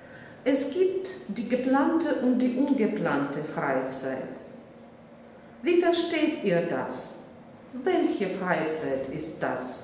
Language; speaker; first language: German; non-native, fluent; Russian